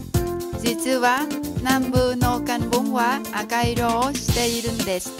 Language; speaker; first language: Japanese; non-native, fluent; Vietnamese